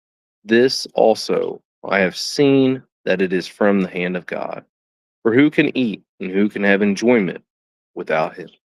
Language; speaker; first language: English; native; English